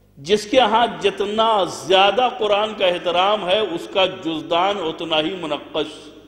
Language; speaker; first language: Urdu; native; Urdu